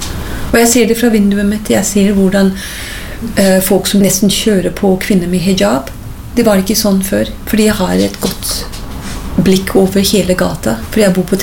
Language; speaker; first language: Norwegian; non-native, fluent; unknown